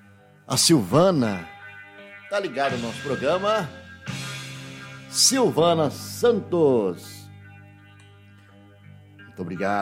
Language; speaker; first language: Portuguese; native; Portuguese